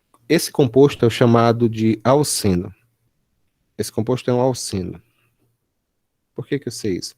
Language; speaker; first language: Portuguese; native; Portuguese